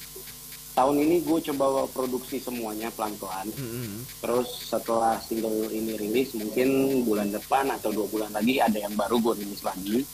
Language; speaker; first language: Indonesian; native; Indonesian